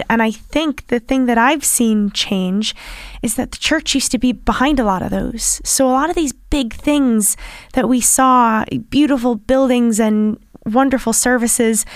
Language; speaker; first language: English; native; English